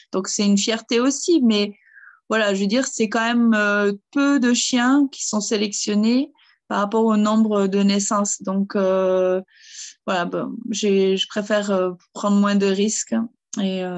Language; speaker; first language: French; early bilingual, other home language; German